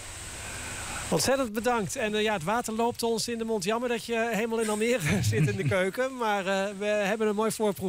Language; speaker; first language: Dutch; native; Dutch